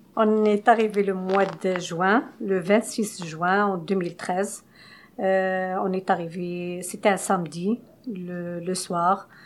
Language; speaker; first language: French; non-native, local second language; Arabic